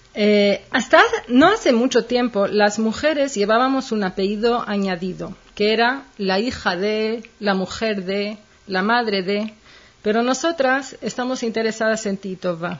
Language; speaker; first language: Spanish; native; Spanish